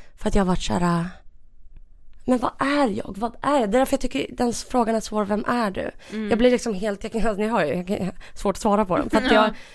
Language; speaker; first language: Swedish; native; Swedish